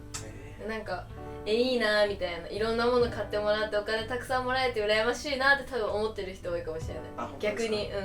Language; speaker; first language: Japanese; native; Japanese